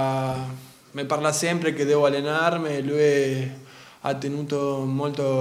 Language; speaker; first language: Italian; non-native, learner; Spanish